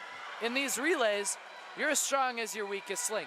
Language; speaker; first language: English; native; English